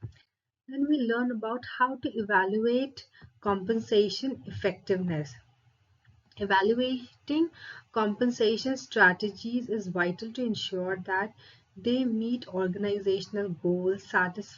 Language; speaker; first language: English; non-native, local second language; Hindi